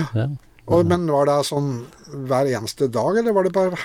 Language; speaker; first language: Norwegian; native; Norwegian